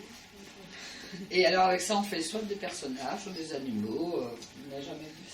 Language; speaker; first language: French; native; French